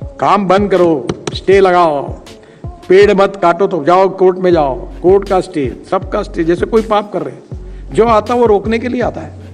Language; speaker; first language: Hindi; non-native, local second language; Marathi